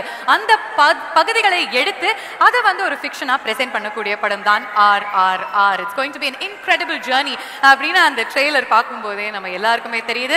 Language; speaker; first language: Tamil; native; Tamil